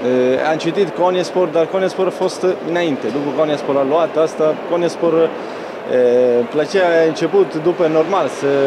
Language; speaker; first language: Romanian; non-native, fluent; Italian